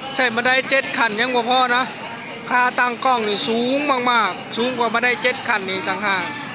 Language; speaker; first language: Thai; native; Thai